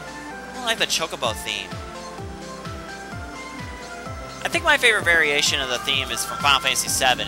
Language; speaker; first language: English; native; English